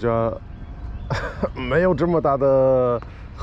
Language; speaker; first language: Chinese; non-native, fluent; English